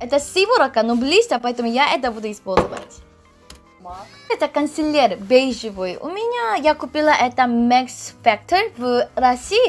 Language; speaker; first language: Russian; non-native, learner; Korean